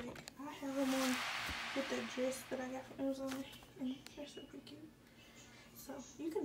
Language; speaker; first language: English; native; English